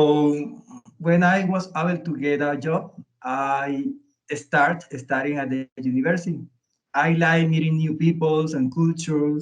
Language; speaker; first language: English; non-native, learner; Spanish